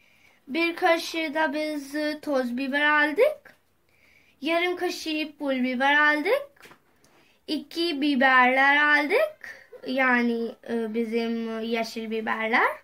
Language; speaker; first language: Turkish; non-native, learner; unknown